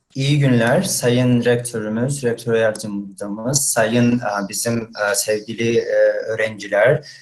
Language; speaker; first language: Turkish; non-native, fluent; Russian